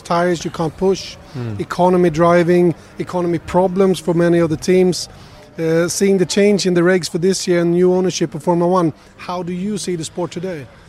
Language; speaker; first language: English; non-native, fluent; Swedish